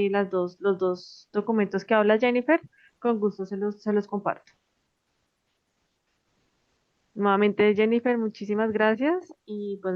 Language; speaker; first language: Spanish; native; Spanish